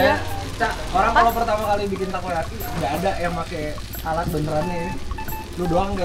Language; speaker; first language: Indonesian; native; Indonesian